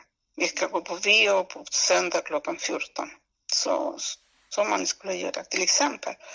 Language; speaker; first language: Swedish; non-native, fluent; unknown